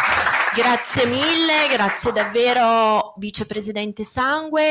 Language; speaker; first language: Italian; native; Italian